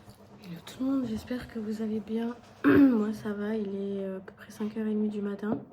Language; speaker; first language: French; native; French